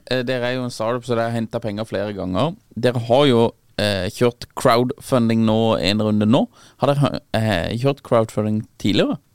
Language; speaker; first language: Norwegian; native; Norwegian